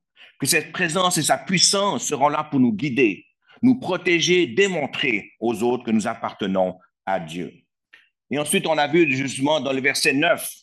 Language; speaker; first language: French; native; French